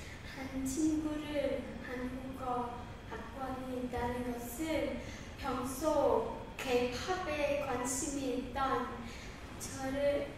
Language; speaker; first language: Korean; non-native, learner; Khmer